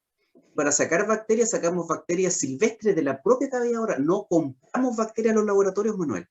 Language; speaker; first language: Spanish; native; Spanish